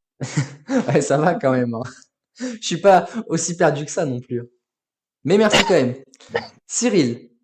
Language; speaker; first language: French; native; French